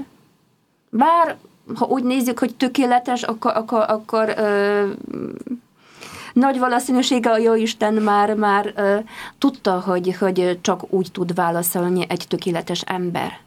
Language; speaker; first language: Hungarian; non-native, fluent; Polish